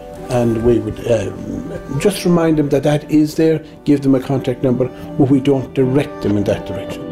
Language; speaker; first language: English; native; English